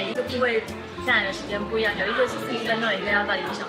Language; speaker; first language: Chinese; native; Chinese